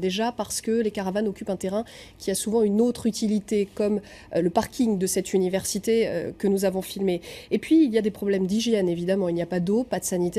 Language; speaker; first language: French; native; French